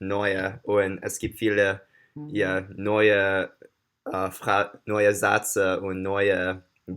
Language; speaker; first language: German; non-native, learner; English